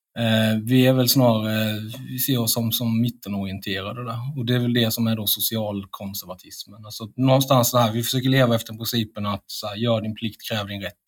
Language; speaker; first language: Swedish; native; Swedish